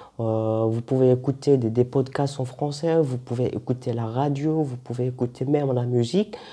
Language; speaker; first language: French; non-native, local second language; Arabic